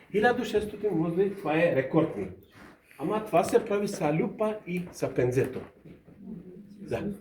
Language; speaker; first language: Bulgarian; non-native, learner; Serbian